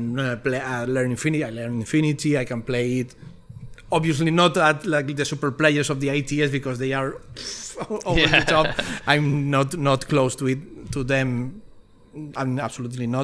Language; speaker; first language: English; non-native, fluent; Spanish